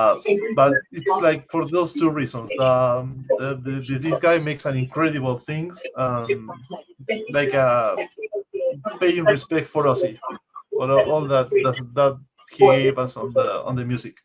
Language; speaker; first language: English; non-native, fluent; Spanish